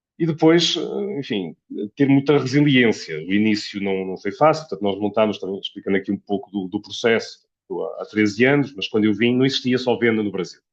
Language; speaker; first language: Portuguese; native; Portuguese